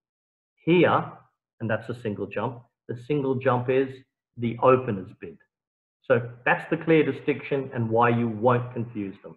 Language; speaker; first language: English; native; English